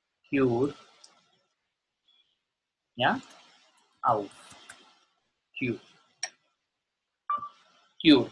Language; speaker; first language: German; non-native, learner; Gujarati